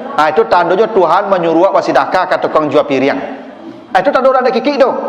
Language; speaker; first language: Malay; non-native, local second language; Minangkabau